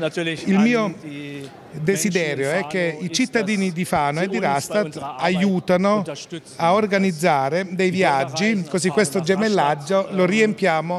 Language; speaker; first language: Italian; non-native, fluent; German